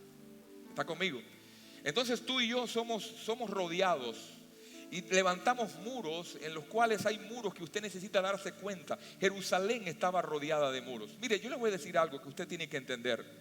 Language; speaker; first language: Spanish; native; Spanish